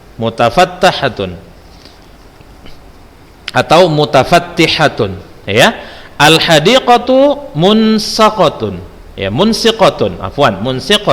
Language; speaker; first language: Arabic; non-native, fluent; Indonesian